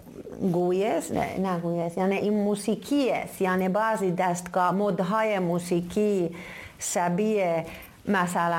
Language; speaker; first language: Persian; non-native, fluent; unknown